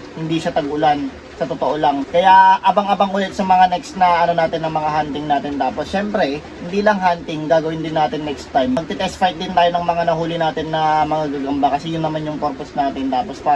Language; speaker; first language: Filipino; non-native, local second language; Iloko